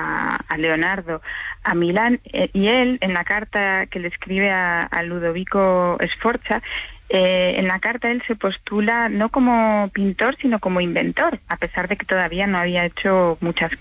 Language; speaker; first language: Spanish; native; Spanish